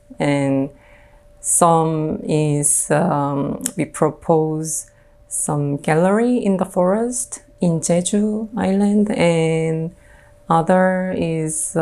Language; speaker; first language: English; non-native, fluent; Korean